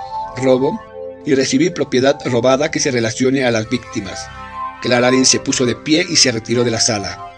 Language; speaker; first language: Spanish; native; Spanish